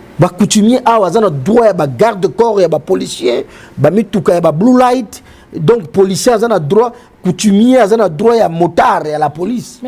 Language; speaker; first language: Lingala; non-native, local second language; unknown